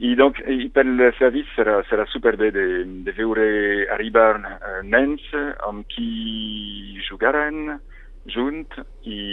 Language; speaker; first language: Catalan; non-native, fluent; French